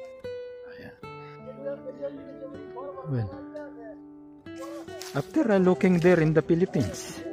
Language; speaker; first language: English; non-native, learner; Filipino